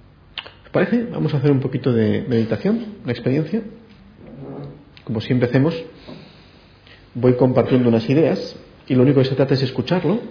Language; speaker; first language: Spanish; native; Spanish